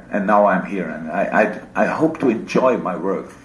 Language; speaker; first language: English; non-native, fluent; German